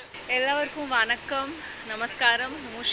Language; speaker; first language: Tamil; non-native, learner; Malayalam